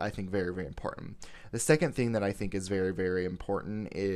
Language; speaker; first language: English; native; English